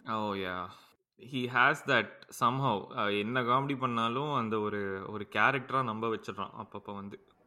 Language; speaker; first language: English; non-native, local second language; Tamil